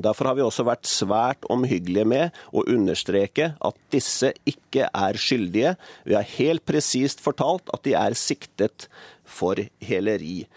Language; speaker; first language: Norwegian; native; Norwegian